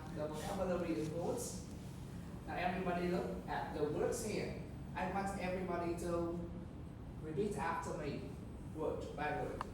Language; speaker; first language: English; non-native, fluent; Vietnamese